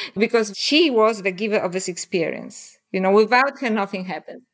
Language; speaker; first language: English; non-native, fluent; Polish